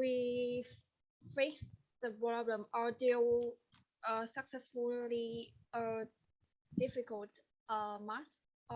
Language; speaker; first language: English; non-native, learner; Vietnamese